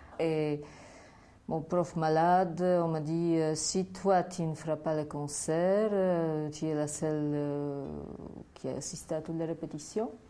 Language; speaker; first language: French; non-native, fluent; Polish